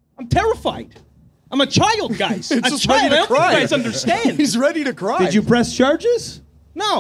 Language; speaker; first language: English; native; English